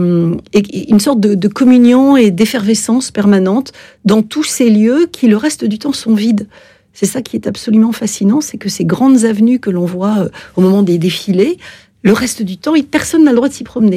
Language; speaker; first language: French; native; French